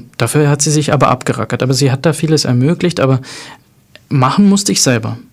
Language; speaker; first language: German; native; German